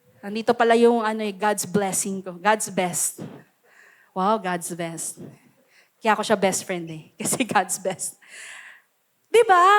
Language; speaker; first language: Filipino; native; Filipino